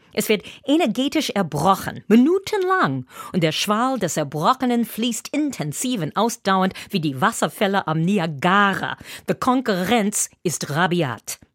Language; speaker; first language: German; non-native, fluent; English